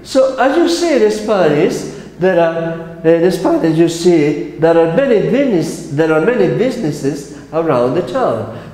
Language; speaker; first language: English; non-native, fluent; Spanish